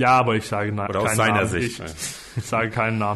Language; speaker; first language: German; non-native, fluent; Danish